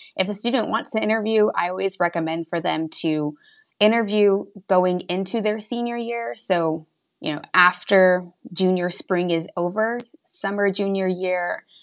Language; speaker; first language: English; native; English